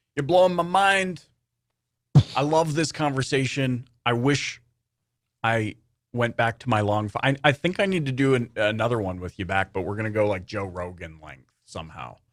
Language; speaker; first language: English; native; English